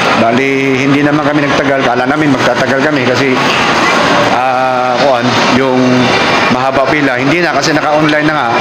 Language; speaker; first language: Filipino; non-native, local second language; Cebuano